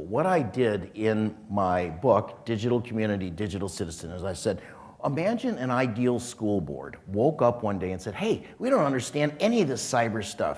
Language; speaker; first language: English; native; English